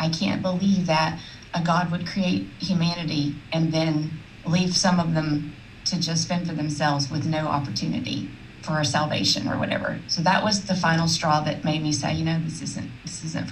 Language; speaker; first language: English; native; English